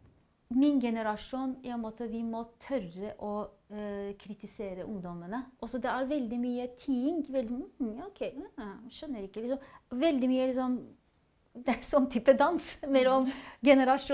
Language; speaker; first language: Norwegian; non-native, fluent; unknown